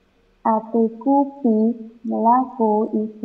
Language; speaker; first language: Russian; non-native, learner; Vietnamese